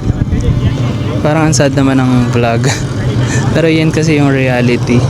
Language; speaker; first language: Filipino; native; Filipino